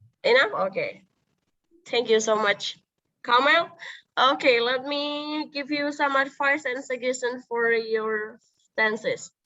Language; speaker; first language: English; non-native, local second language; Indonesian